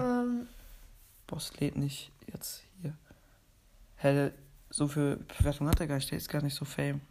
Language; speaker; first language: German; native; German